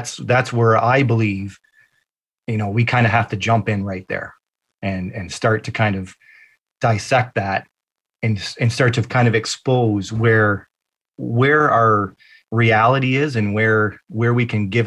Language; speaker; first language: English; native; English